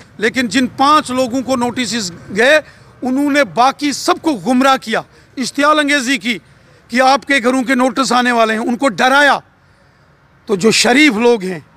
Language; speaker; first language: Hindi; non-native, local second language; Dogri